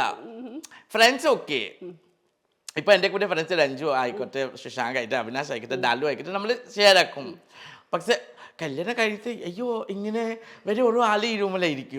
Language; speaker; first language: Malayalam; non-native, fluent; Assamese